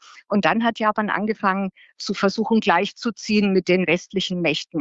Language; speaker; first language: German; native; German